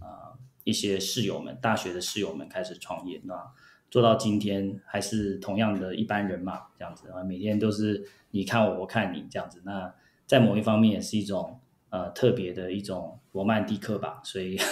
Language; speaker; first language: Chinese; early bilingual, heritage; Chinese